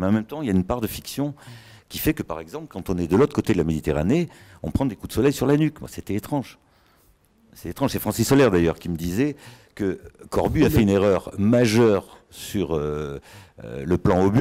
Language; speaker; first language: French; native; French